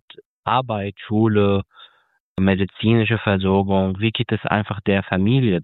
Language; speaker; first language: German; non-native, fluent; Arabic